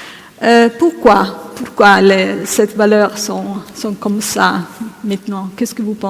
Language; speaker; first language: French; non-native, fluent; Italian